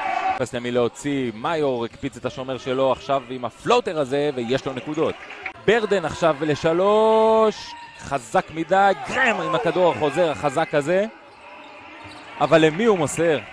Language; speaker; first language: Hebrew; native; Hebrew